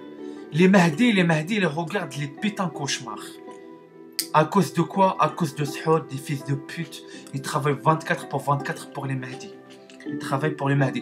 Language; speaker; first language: French; non-native, learner; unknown